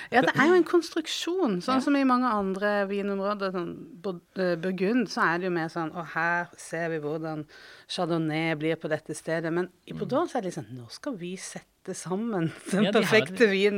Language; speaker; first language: Norwegian; native; Norwegian